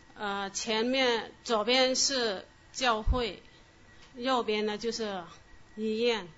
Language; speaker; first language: Chinese; non-native, local second language; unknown